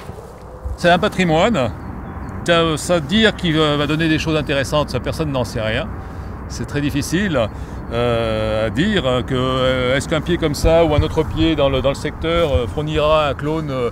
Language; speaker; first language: French; native; French